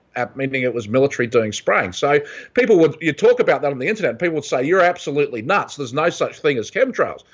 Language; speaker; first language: English; native; English